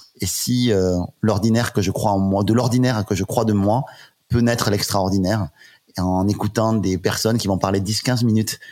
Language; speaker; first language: French; native; French